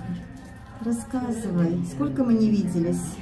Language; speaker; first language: Russian; native; Russian